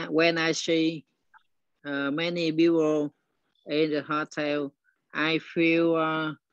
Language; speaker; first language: English; non-native, learner; Vietnamese